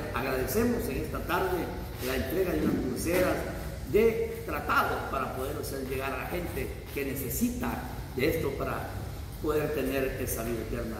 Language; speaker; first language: Spanish; native; Spanish